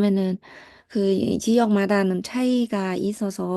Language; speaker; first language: Korean; non-native, learner; Thai